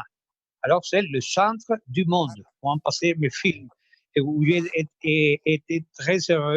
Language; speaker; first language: French; non-native, fluent; Spanish